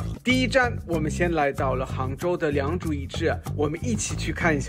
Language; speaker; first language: Chinese; non-native, fluent; German